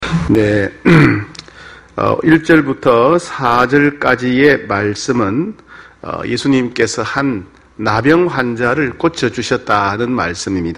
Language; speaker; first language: Korean; native; Korean